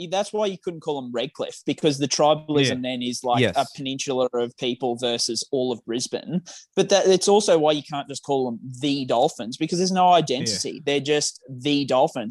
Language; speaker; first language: English; native; English